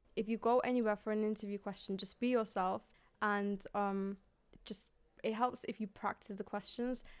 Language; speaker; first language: English; native; English